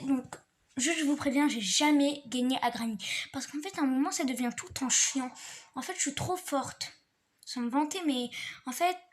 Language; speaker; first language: French; native; French